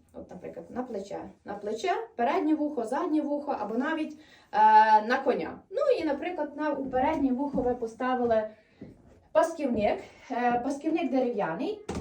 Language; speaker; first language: Ukrainian; native; Ukrainian